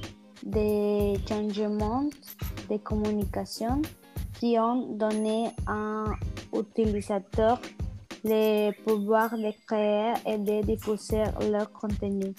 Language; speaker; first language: French; non-native, learner; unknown